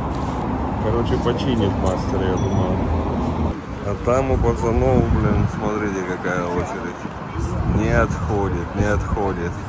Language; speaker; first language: Russian; native; Russian